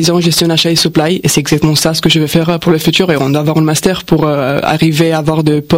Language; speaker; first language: French; non-native, fluent; Romanian